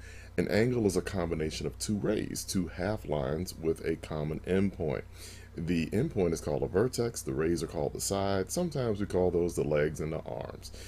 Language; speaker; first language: English; native; English